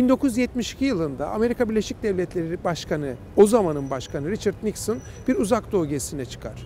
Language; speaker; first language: Turkish; native; Turkish